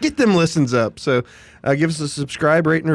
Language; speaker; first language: English; native; English